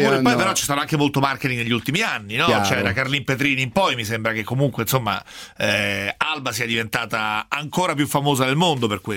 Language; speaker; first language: Italian; native; Italian